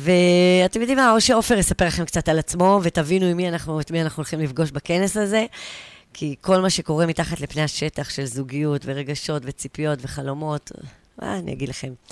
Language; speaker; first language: Hebrew; native; Hebrew